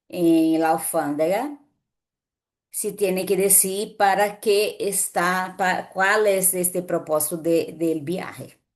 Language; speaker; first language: Spanish; non-native, fluent; Portuguese